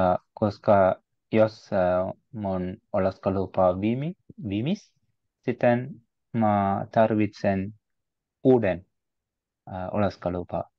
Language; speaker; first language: Finnish; non-native, learner; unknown